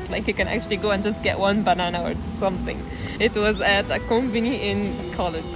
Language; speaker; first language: English; non-native, fluent; Arabic